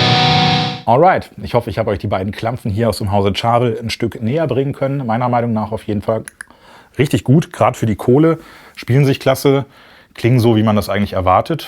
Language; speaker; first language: German; native; German